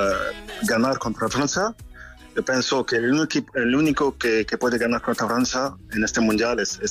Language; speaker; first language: Spanish; non-native, fluent; French